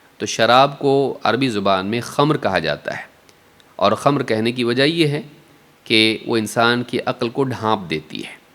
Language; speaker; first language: Urdu; native; Urdu